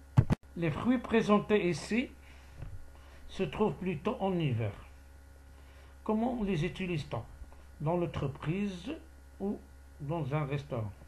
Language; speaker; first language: French; non-native, local second language; Arabic